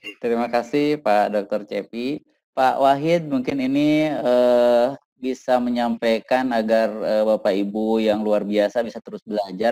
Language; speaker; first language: Indonesian; native; Indonesian